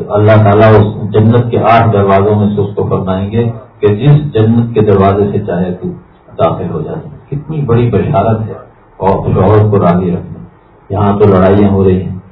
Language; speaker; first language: Urdu; native; Urdu